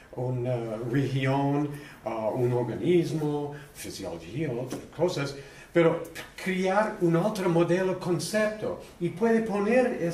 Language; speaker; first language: Spanish; non-native, learner; English